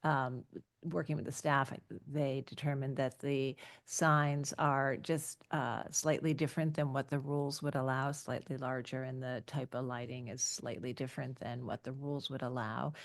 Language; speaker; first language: English; native; English